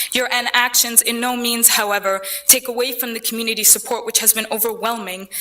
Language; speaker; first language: English; early bilingual, other home language; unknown